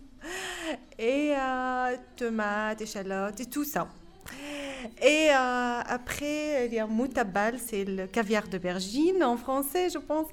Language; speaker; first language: French; non-native, fluent; Arabic